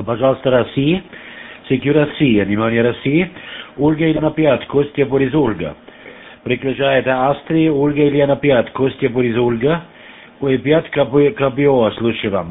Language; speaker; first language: Russian; non-native, learner; German